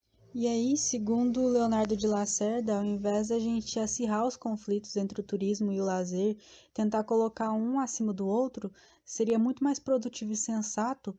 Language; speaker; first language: Portuguese; native; Portuguese